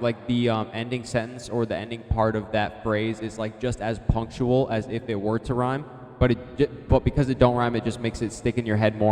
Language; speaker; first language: English; native; English